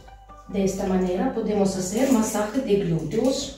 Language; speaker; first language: Spanish; non-native, fluent; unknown